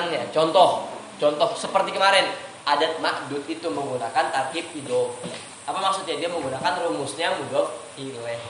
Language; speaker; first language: Indonesian; native; Indonesian